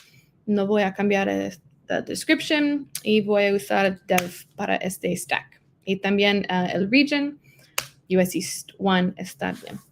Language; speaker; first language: Spanish; non-native, learner; English